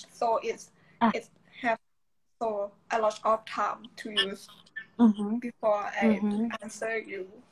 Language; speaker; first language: English; non-native, learner; Thai